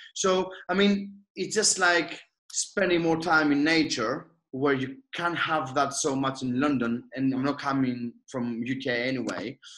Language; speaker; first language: English; non-native, fluent; Greek